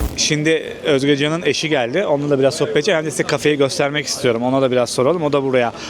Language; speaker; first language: Turkish; native; Turkish